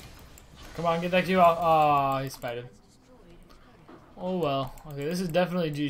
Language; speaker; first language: English; native; English